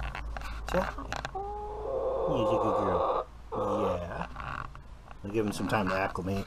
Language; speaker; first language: English; native; English